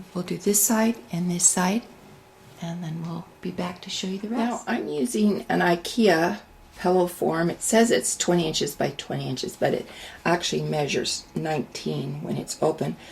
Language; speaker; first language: English; native; English